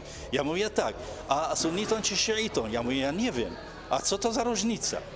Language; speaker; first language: Polish; non-native, fluent; Arabic